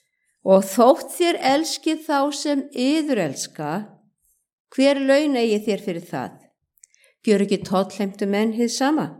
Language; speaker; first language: Icelandic; native; Icelandic